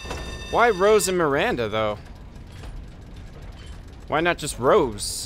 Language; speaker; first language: English; native; English